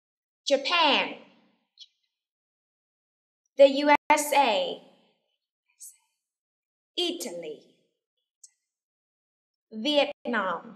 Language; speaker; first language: English; non-native, fluent; Vietnamese